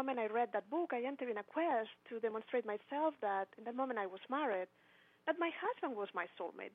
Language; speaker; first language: English; non-native, fluent; Spanish